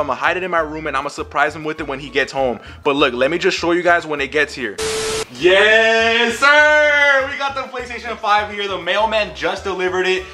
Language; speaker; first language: English; early bilingual, other home language; Spanish